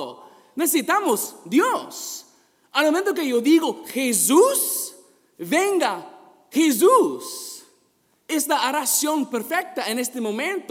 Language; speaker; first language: Spanish; non-native, fluent; English